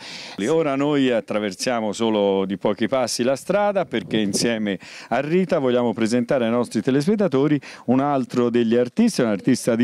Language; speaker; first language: Italian; native; Italian